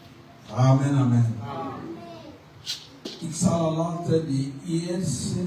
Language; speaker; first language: Dutch; non-native, learner; French